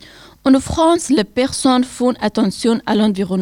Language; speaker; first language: French; non-native, learner; Persian